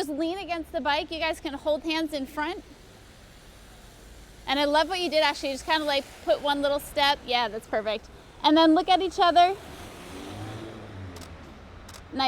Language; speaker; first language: English; native; English